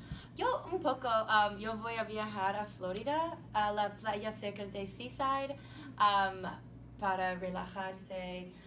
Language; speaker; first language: Spanish; non-native, learner; English